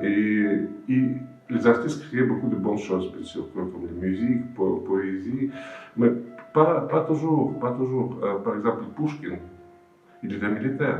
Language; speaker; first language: French; non-native, fluent; Russian